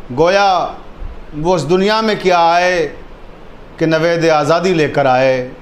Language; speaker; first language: Urdu; native; Urdu